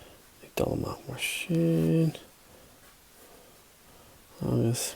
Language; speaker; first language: Irish; non-native, local second language; English